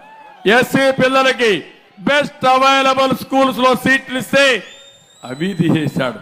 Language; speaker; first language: Telugu; native; Telugu